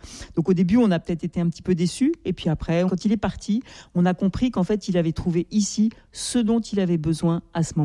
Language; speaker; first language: French; native; French